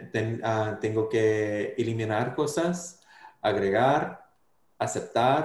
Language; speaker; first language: Spanish; non-native, fluent; English